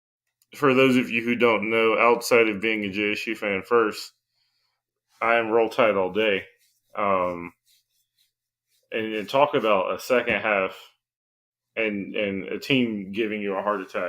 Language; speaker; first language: English; native; English